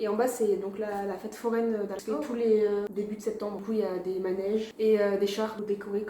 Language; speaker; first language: French; native; French